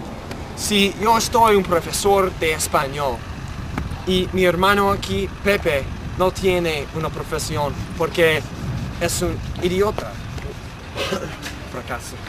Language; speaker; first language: Spanish; non-native, learner; English